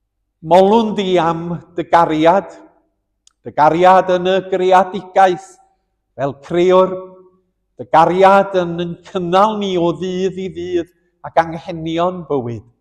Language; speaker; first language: Welsh; native; Welsh